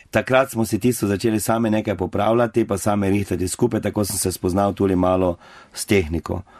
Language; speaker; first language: Slovenian; native; Slovenian